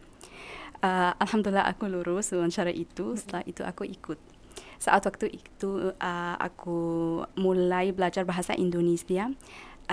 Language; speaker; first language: Indonesian; non-native, learner; Arabic